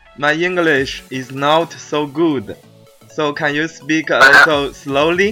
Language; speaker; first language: English; non-native, learner; Chinese